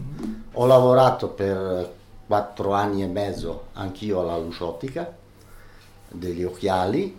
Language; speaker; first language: Italian; early bilingual, other home language; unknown